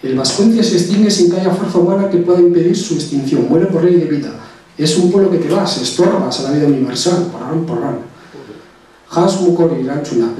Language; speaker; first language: Spanish; non-native, local second language; Basque